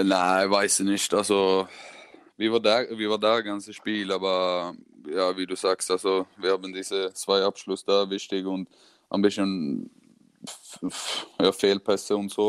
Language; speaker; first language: German; non-native, learner; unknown